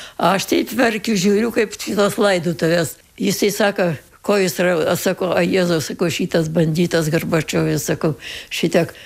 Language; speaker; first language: Lithuanian; native; Lithuanian